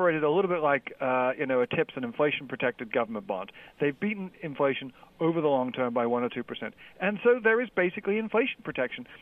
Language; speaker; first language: English; native; English